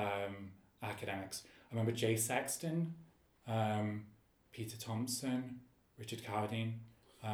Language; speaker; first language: English; native; English